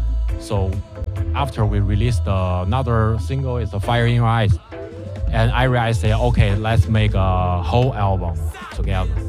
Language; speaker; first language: English; non-native, learner; Chinese